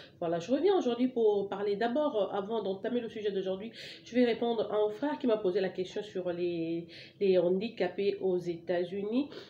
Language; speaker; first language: French; non-native, local second language; Lingala